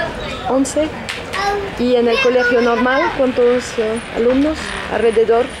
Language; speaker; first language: Spanish; non-native, fluent; French